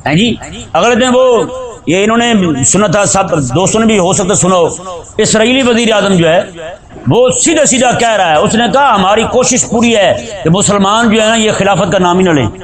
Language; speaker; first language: Urdu; non-native, local second language; Punjabi